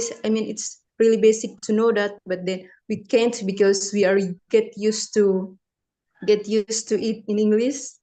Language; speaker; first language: English; non-native, fluent; Indonesian